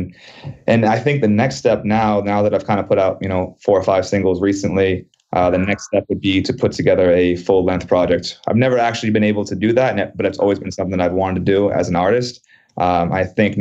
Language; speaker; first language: English; native; English